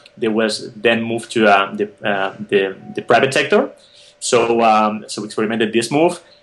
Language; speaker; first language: English; non-native, fluent; Spanish